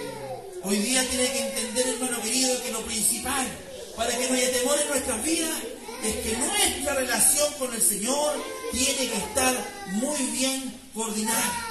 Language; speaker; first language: Spanish; native; Spanish